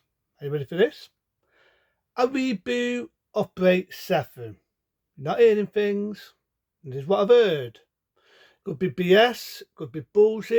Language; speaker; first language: English; native; English